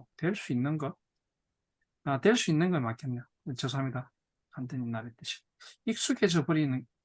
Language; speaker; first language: Korean; native; Korean